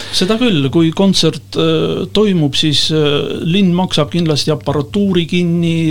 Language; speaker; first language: Estonian; non-native, local second language; Russian